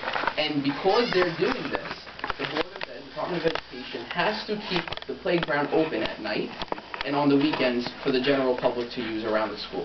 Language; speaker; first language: English; native; English